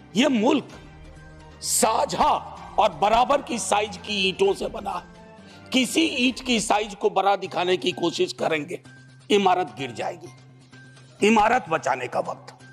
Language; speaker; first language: Hindi; native; Hindi